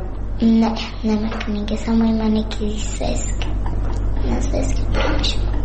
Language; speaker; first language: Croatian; non-native, learner; Persian